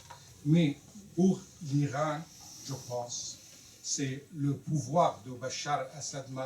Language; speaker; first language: French; non-native, learner; Arabic